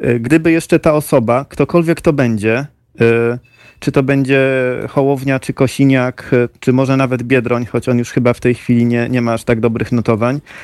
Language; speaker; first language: Polish; native; Polish